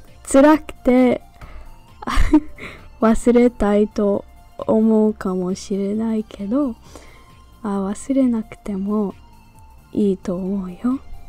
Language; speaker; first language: Japanese; non-native, fluent; English